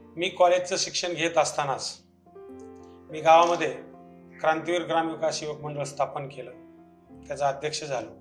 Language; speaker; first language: Marathi; native; Marathi